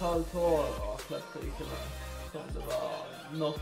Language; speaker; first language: Norwegian; non-native, learner; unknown